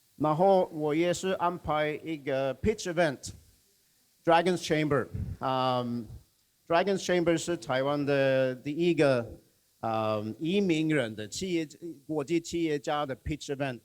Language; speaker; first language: Chinese; non-native, fluent; Swedish